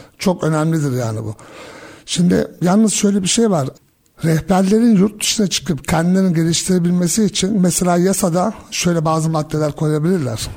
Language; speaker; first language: Turkish; early bilingual, heritage; Turkish